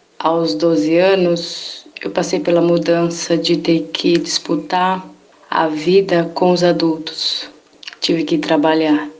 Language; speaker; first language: Portuguese; native; Portuguese